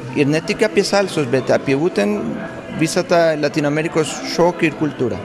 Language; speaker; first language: Lithuanian; early bilingual, heritage; Spanish